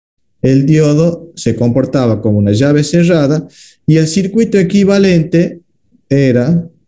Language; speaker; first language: Spanish; native; Spanish